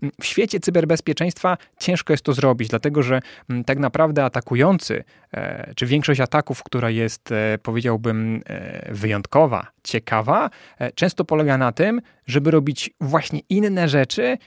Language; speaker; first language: Polish; native; Polish